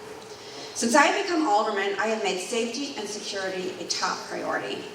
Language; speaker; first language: English; native; English